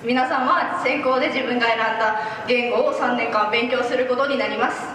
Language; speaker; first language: Japanese; non-native, fluent; Korean